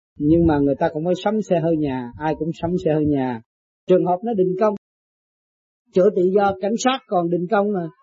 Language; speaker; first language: Vietnamese; native; Vietnamese